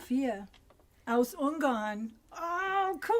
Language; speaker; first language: German; non-native, fluent; English